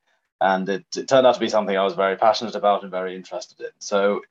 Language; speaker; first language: English; native; English